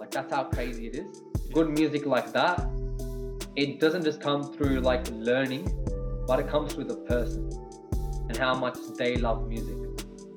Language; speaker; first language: English; non-native, local second language; Punjabi